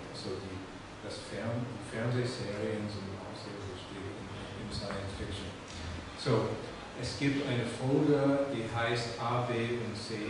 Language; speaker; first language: German; non-native, fluent; English